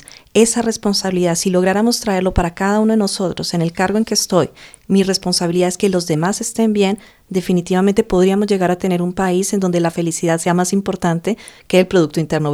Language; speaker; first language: Spanish; native; Spanish